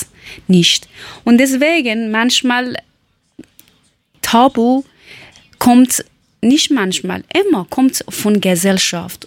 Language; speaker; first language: German; non-native, learner; Persian